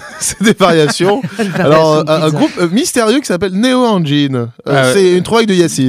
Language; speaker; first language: French; native; French